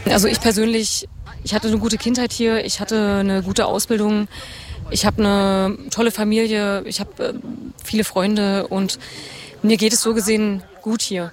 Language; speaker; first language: German; native; German